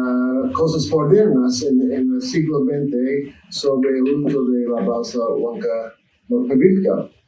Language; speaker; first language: Spanish; non-native, learner; English